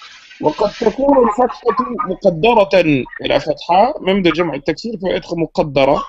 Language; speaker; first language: Arabic; non-native, fluent; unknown